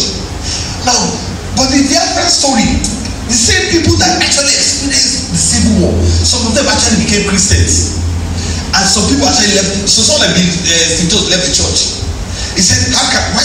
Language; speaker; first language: English; non-native, local second language; Yoruba